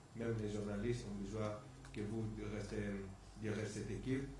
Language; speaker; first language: French; non-native, fluent; Spanish